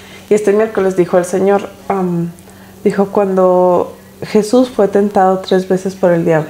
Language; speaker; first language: Spanish; early bilingual, heritage; Spanish